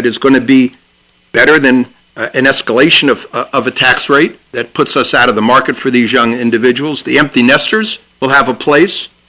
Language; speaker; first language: English; native; English